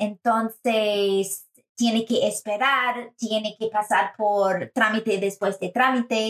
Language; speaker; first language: Spanish; non-native, fluent; English